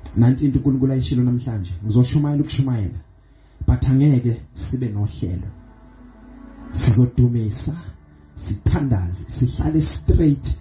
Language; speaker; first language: Zulu; native; Zulu